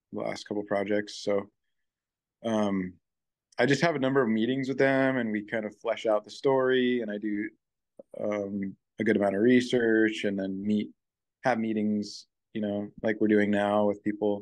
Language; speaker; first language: English; native; English